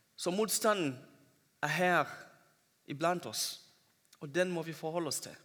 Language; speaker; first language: Norwegian; non-native, fluent; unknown